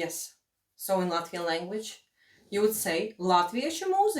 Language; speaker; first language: English; non-native, fluent; Latvian